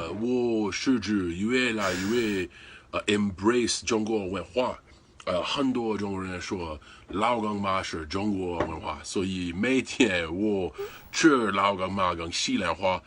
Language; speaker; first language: Chinese; non-native, learner; English